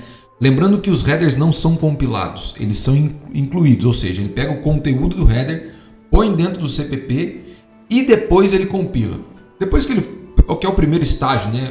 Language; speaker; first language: Portuguese; native; Portuguese